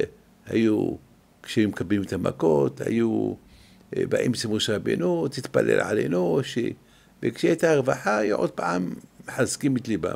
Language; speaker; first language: Hebrew; non-native, fluent; French